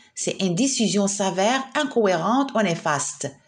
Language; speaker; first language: French; non-native, local second language; Arabic